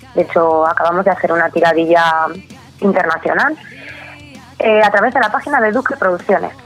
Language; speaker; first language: Spanish; native; Spanish